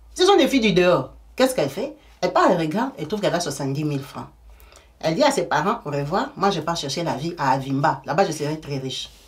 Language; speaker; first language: French; native; French